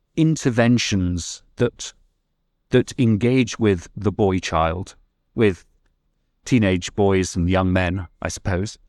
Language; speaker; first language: English; native; English